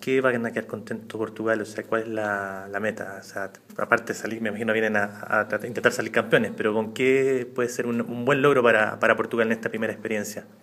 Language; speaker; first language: Spanish; native; Spanish